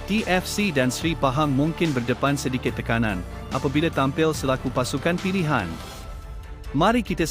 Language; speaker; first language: Malay; native; Malay